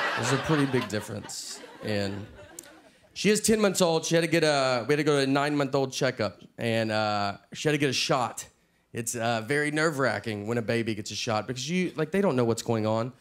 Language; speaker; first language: English; native; English